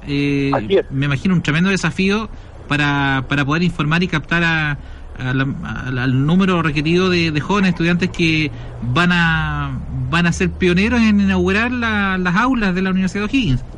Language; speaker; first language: Spanish; native; Spanish